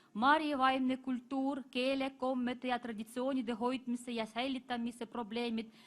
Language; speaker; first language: Estonian; non-native, fluent; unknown